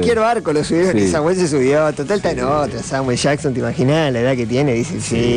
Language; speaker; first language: Spanish; native; Spanish